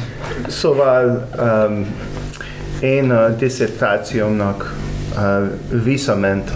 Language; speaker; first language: Hungarian; non-native, learner; English